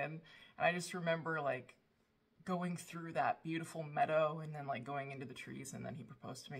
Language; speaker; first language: English; native; English